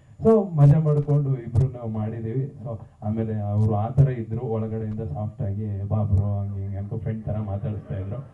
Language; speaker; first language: Kannada; native; Kannada